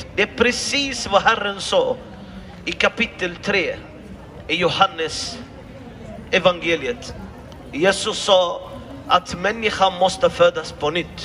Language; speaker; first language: Swedish; non-native, fluent; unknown